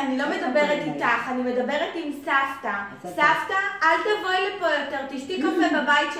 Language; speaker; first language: Hebrew; native; Hebrew